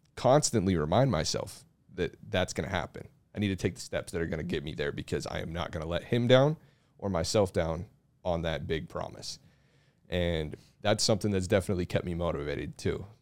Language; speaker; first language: English; native; English